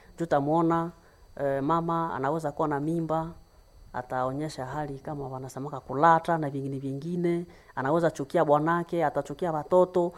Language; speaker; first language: Swahili; non-native, local second language; Nande